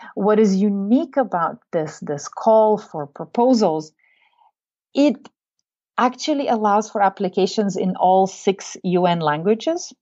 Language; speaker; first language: English; non-native, fluent; Bulgarian